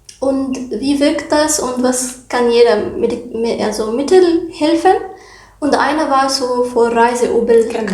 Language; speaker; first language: German; non-native, learner; Arabic